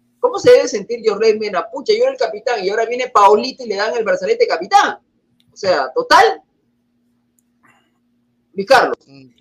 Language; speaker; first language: Spanish; native; Spanish